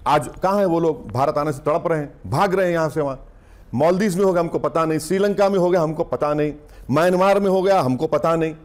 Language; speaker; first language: Hindi; non-native, local second language; Urdu